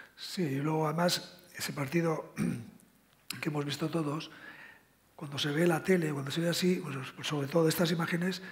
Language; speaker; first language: Spanish; native; Spanish